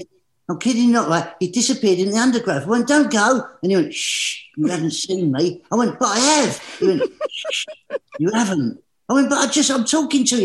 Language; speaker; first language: English; native; English